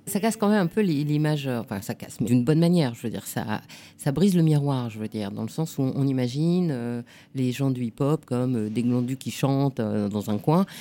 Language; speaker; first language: French; native; French